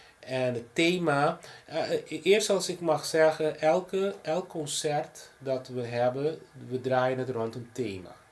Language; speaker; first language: Dutch; non-native, local second language; Papiamento